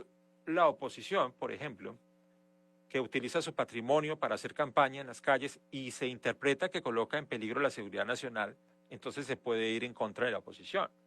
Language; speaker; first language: Spanish; native; Spanish